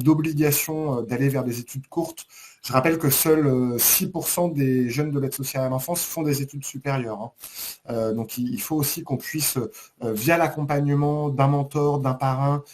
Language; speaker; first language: French; native; French